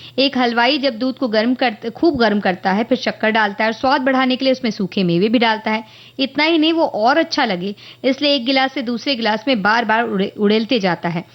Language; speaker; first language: Hindi; native; Hindi